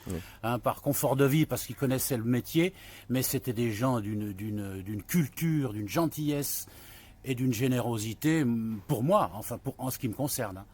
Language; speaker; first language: French; native; French